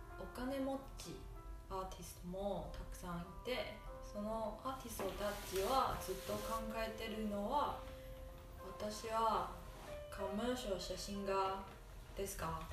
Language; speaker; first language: Japanese; non-native, learner; Chinese